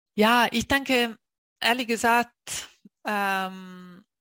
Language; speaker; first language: German; non-native, fluent; Italian